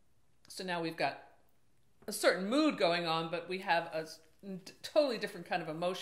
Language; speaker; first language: English; native; English